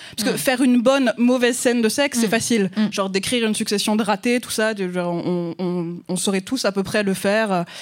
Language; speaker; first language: French; native; French